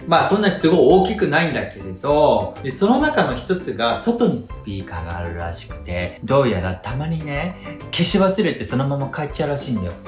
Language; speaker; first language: Japanese; native; Japanese